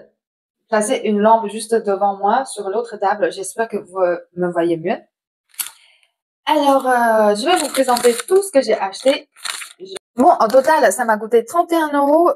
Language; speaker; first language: French; non-native, fluent; Chinese